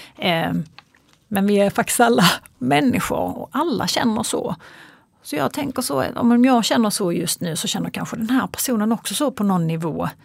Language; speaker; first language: Swedish; early bilingual, other home language; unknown